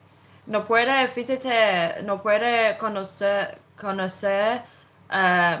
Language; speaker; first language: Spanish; non-native, learner; English